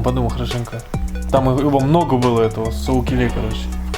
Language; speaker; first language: Russian; native; Russian